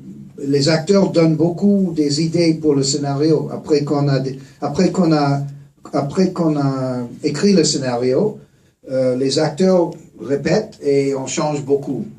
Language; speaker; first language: French; non-native, fluent; English